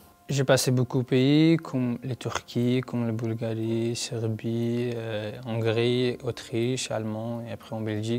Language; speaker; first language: French; non-native, learner; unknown